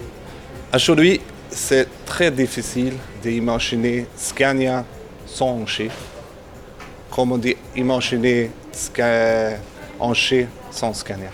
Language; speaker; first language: French; non-native, fluent; Swedish